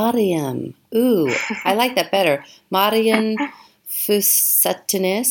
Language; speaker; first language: English; native; English